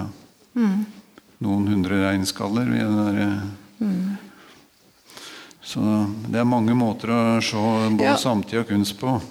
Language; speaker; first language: Norwegian; native; Norwegian